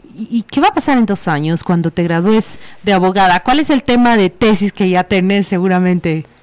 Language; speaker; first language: Spanish; native; Spanish